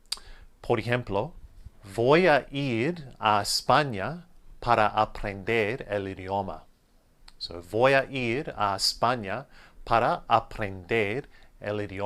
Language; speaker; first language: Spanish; non-native, fluent; English